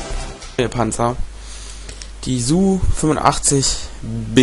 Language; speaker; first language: German; native; German